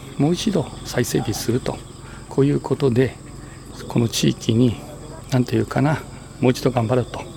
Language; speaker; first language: Japanese; native; Japanese